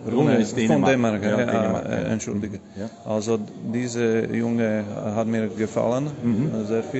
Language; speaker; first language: German; non-native, learner; Slovak